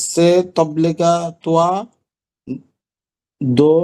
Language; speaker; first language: French; non-native, learner; Bangla